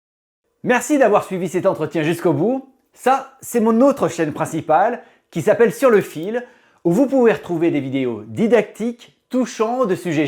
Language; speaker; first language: French; native; French